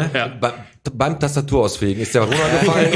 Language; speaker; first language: German; native; German